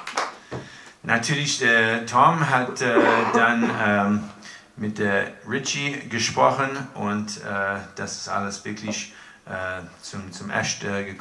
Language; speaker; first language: German; non-native, fluent; English